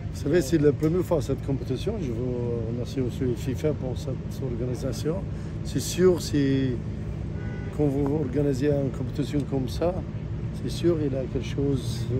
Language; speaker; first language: French; non-native, learner; Arabic